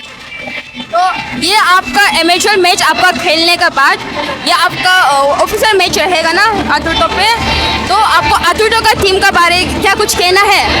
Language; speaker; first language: Hindi; non-native, local second language; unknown